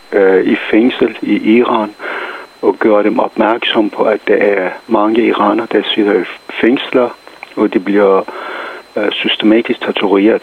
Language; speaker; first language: Danish; non-native, fluent; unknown